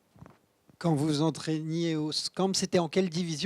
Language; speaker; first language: French; native; French